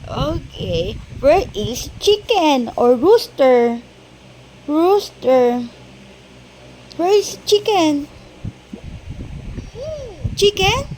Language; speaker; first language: English; non-native, local second language; Filipino